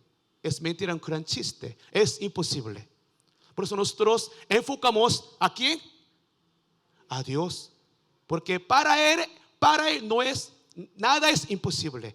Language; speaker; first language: Spanish; non-native, learner; Korean